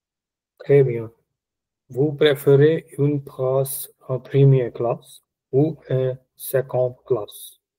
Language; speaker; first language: French; non-native, learner; Punjabi